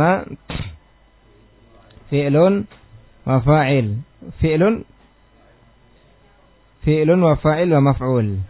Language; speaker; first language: Arabic; non-native, fluent; Indonesian